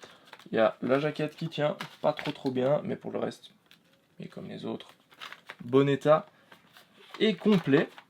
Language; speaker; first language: French; native; French